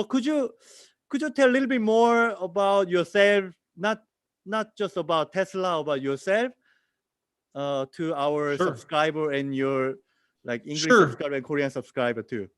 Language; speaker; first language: English; non-native, learner; Korean